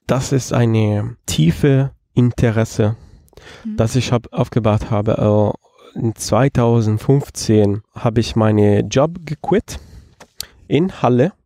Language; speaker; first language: German; non-native, fluent; Italian